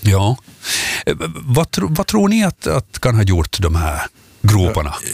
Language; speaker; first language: Swedish; native; Swedish